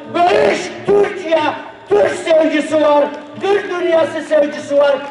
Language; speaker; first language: Turkish; early bilingual, heritage; Arabic